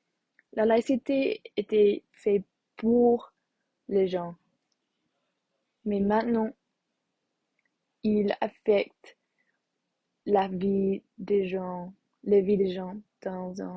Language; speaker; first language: French; non-native, learner; English